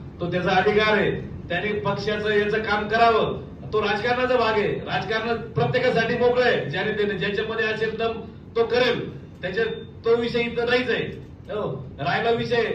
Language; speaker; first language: Marathi; non-native, local second language; Lambadi